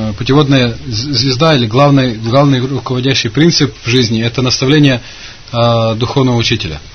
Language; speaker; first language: Russian; native; Russian